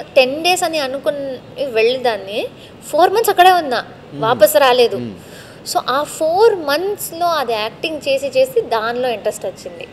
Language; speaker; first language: Telugu; non-native, local second language; Tamil